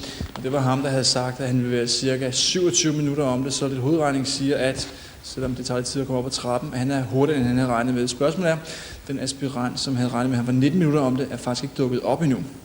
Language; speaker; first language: Danish; native; Danish